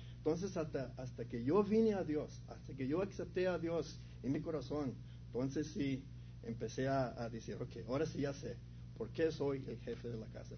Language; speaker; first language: Spanish; early bilingual, heritage; Spanish